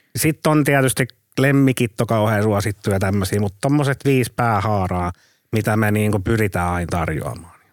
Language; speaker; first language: Finnish; native; Finnish